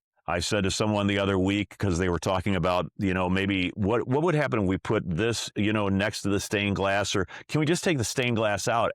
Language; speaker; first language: English; native; English